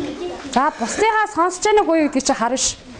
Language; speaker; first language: Mongolian; native; Mongolian